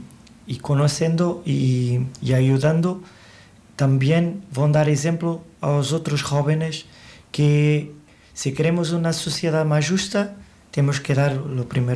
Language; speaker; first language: Spanish; non-native, learner; Portuguese